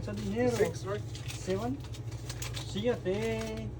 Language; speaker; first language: Spanish; non-native, learner; Gujarati